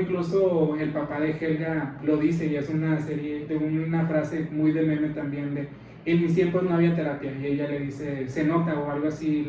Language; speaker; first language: Spanish; native; Spanish